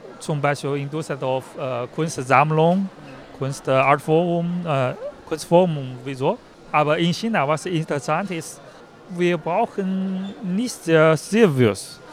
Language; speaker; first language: German; non-native, learner; Chinese